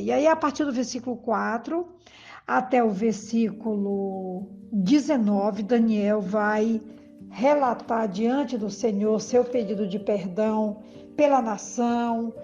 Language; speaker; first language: Portuguese; native; Portuguese